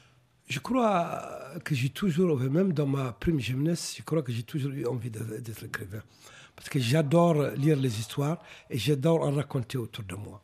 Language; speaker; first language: French; non-native, local second language; Arabic